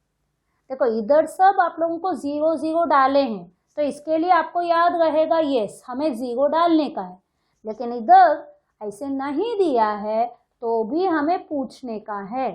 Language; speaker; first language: Hindi; non-native, local second language; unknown